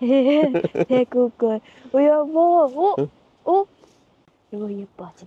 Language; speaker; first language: Korean; non-native, learner; Thai